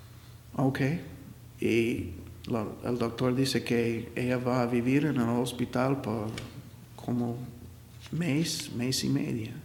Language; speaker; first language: Spanish; non-native, learner; English